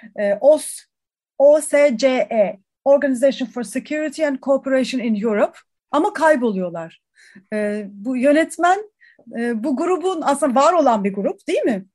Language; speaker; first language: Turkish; native; Turkish